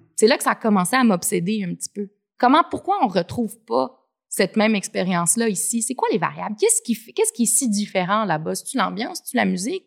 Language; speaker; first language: French; native; French